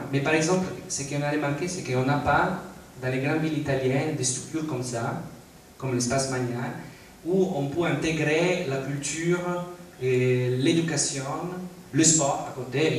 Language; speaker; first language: French; non-native, fluent; Italian